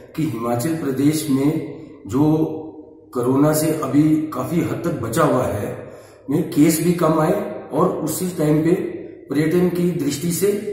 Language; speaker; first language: Hindi; native; Hindi